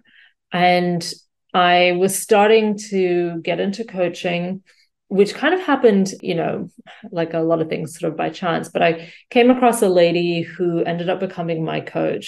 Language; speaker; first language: English; native; English